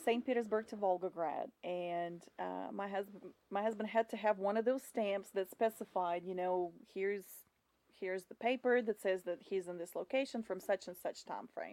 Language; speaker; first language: English; non-native, fluent; Russian